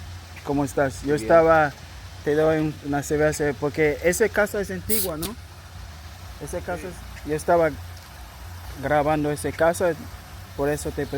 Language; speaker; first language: Spanish; non-native, learner; English